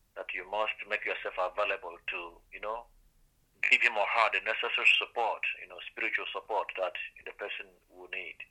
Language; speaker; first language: English; non-native, local second language; Igbo